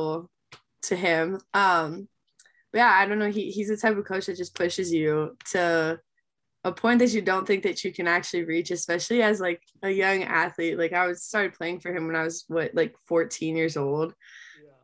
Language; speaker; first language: English; native; English